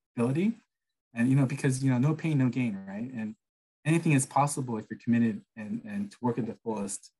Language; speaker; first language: English; non-native, fluent; Korean